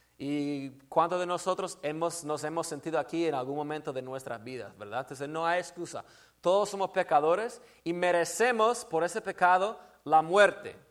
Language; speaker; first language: Spanish; non-native, fluent; English